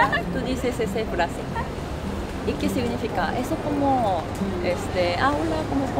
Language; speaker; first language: Spanish; non-native, fluent; Japanese